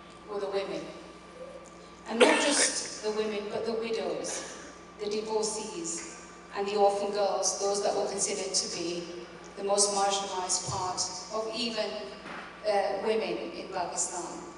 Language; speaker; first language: English; early bilingual, other home language; Urdu